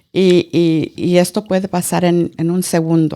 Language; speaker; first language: Spanish; early bilingual, heritage; Spanish